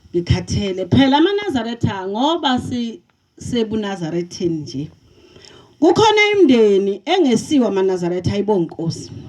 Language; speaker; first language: Zulu; native; Zulu